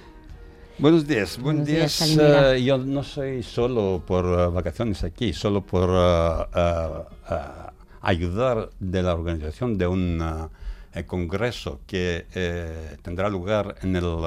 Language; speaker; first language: Spanish; non-native, fluent; Greek